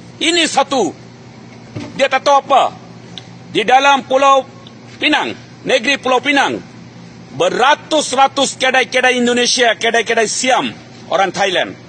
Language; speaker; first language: Malay; non-native, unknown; Bangla